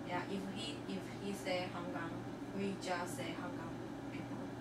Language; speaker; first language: English; non-native, learner; Chinese